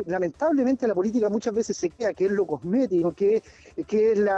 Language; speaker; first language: Spanish; native; Spanish